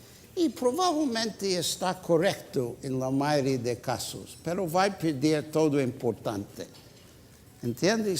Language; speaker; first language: Spanish; non-native, fluent; English